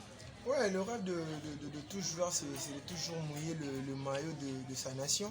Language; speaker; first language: French; non-native, local second language; Lingala